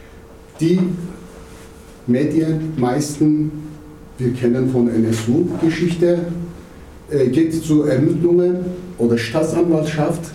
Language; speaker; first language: German; non-native, learner; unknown